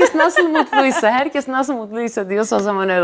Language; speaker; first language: Turkish; non-native, fluent; Greek